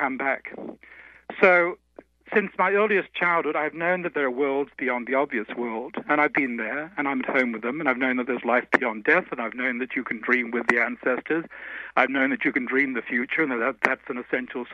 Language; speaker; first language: English; native; English